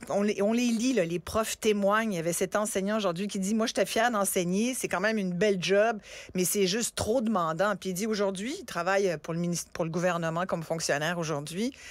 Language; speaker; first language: French; early bilingual, other home language; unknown